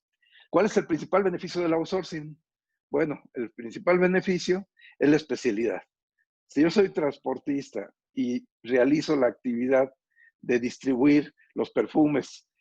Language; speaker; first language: Spanish; native; Spanish